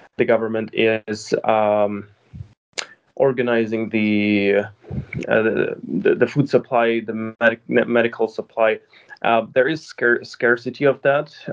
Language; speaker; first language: English; non-native, fluent; Ukrainian